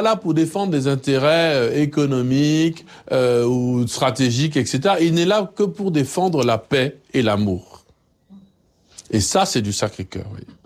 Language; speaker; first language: French; native; French